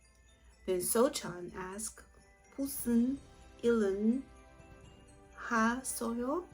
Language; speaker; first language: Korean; non-native, learner; English